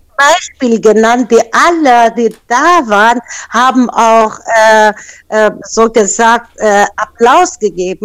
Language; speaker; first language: German; non-native, fluent; Persian